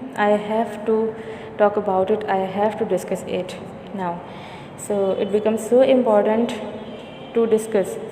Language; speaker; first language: English; non-native, local second language; Urdu